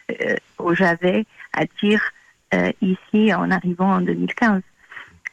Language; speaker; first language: French; non-native, fluent; Portuguese